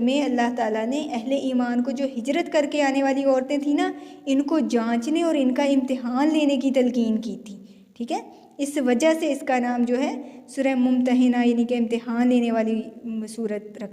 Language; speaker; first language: Urdu; native; Urdu